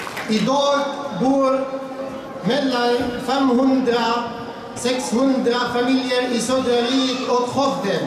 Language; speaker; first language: Swedish; non-native, fluent; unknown